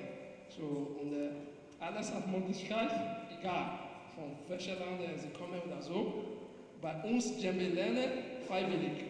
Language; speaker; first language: German; non-native, learner; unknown